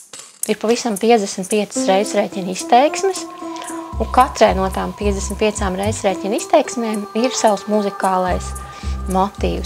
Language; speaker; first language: Latvian; native; Latvian